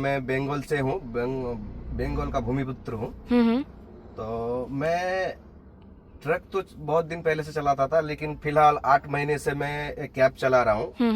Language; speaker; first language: Hindi; non-native, local second language; Bangla